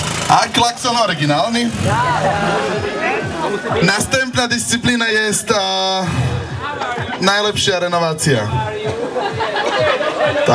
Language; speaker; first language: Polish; non-native, learner; Slovak